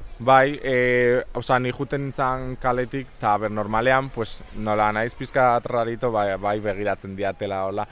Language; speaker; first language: Basque; non-native, local second language; Spanish